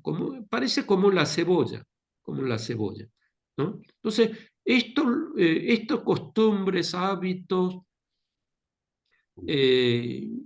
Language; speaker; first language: Spanish; non-native, fluent; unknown